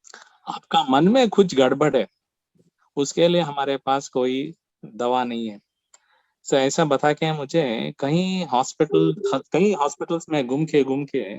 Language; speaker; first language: Hindi; non-native, local second language; Kannada